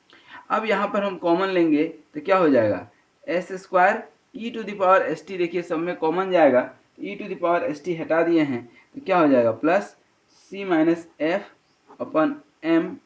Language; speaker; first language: Hindi; native; Hindi